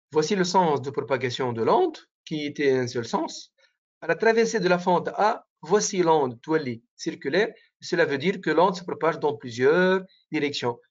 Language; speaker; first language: French; non-native, local second language; Arabic